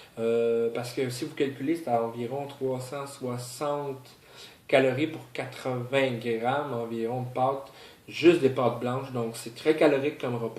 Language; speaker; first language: French; native; French